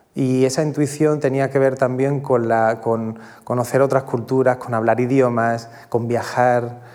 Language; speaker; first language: Spanish; native; Spanish